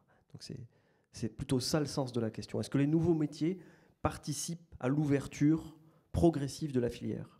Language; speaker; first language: French; native; French